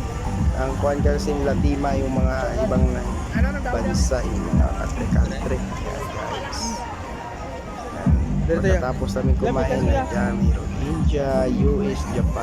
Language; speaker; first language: Filipino; non-native, local second language; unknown